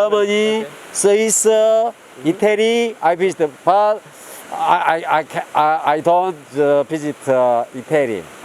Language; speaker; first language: English; non-native, learner; Korean